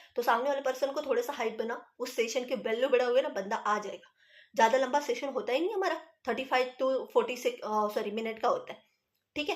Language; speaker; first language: Hindi; non-native, local second language; Marathi